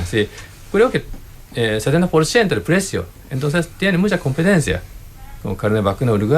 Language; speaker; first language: Spanish; non-native, learner; Japanese